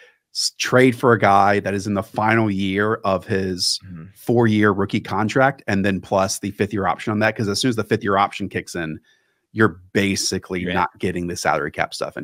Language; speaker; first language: English; native; English